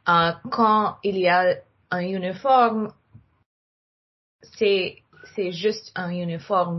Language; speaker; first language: French; non-native, learner; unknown